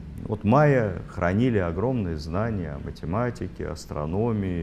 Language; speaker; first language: Russian; native; Russian